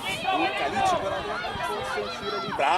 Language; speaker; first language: Italian; native; Italian